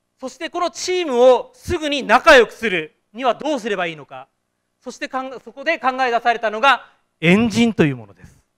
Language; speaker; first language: Japanese; native; Japanese